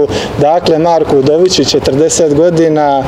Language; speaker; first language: Serbian; native; Serbian